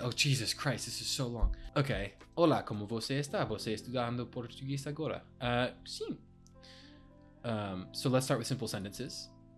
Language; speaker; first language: Portuguese; non-native, learner; English